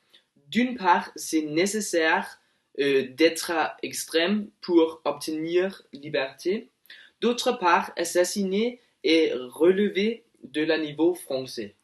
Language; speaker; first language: French; non-native, learner; Norwegian